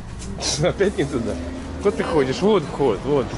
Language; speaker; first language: Russian; native; Russian